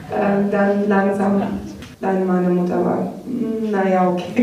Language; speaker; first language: German; non-native, learner; Persian